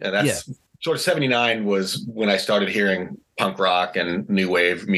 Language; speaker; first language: English; native; English